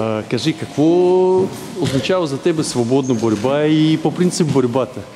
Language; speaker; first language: Bulgarian; non-native, learner; Russian